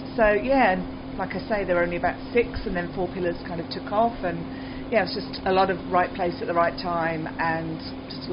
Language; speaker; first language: English; native; English